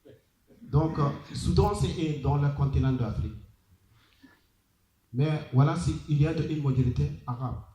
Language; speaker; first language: French; non-native, learner; Arabic